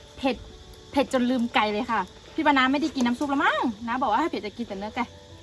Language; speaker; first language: Thai; non-native, local second language; Karen languages